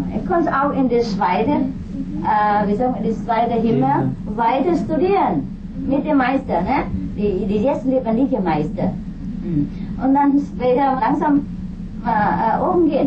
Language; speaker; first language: German; non-native, learner; Vietnamese